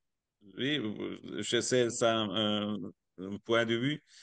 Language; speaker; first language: French; non-native, learner; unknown